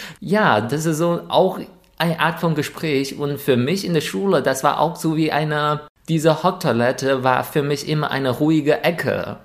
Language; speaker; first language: German; non-native, fluent; Chinese